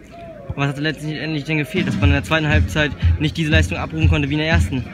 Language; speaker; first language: German; native; German